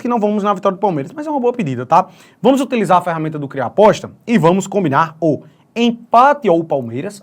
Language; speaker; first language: Portuguese; native; Portuguese